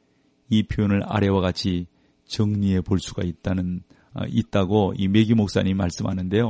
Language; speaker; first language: Korean; native; Korean